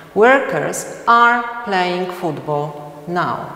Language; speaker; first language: English; non-native, fluent; Polish